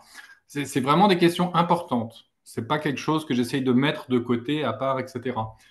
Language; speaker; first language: French; native; French